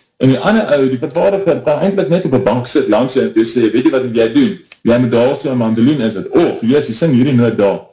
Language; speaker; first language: Afrikaans; native; Afrikaans